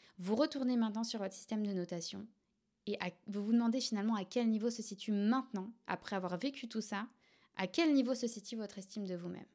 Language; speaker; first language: French; native; French